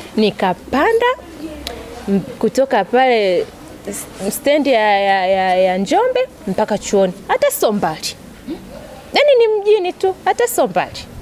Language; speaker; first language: Swahili; native; Swahili